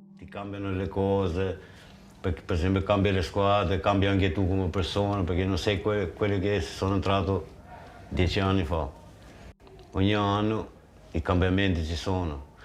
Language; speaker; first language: Italian; non-native, fluent; Albanian